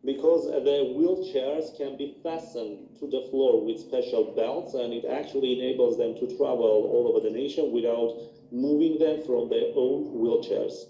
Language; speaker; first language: English; non-native, fluent; Armenian